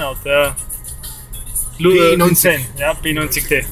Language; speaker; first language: German; native; German